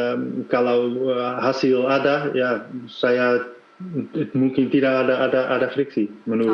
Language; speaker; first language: Indonesian; non-native, fluent; Dutch